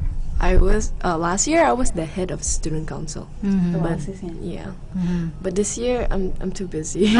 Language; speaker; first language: English; non-native, local second language; Indonesian